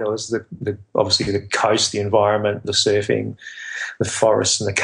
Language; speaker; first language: English; native; English